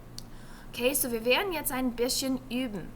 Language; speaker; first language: German; non-native, fluent; English